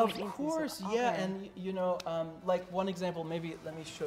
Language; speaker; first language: English; native; English